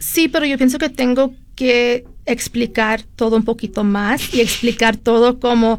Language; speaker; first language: Spanish; early bilingual, heritage; Spanish